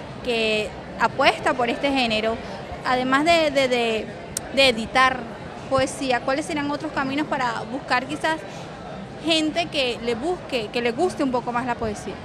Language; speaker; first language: Spanish; native; Spanish